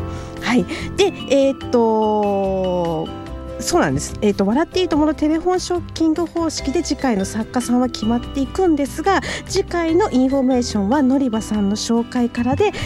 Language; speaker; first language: Japanese; native; Japanese